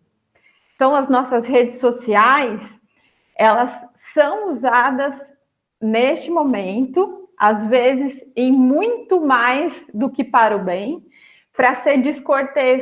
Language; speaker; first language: Portuguese; native; Portuguese